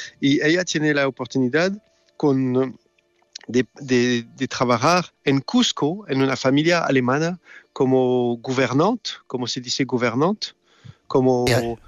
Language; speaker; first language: Spanish; non-native, fluent; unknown